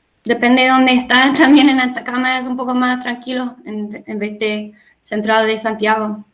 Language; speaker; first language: Spanish; non-native, learner; English